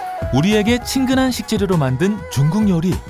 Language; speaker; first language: Korean; native; Korean